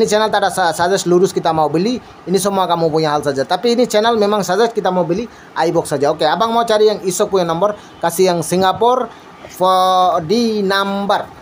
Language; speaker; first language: Malay; non-native, learner; Bangla